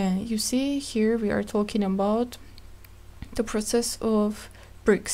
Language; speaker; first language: English; non-native, fluent; Azerbaijani